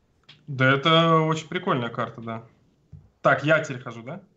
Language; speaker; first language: Russian; native; Russian